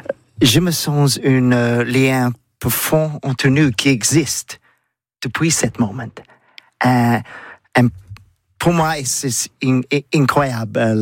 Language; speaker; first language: French; non-native, learner; English